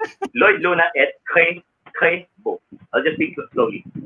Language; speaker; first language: English; non-native, local second language; Filipino